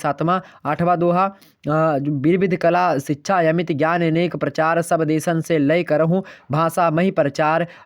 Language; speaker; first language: Hindi; native; Hindi